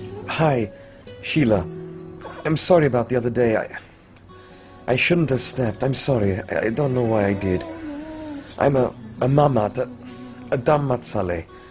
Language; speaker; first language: English; non-native, fluent; Italian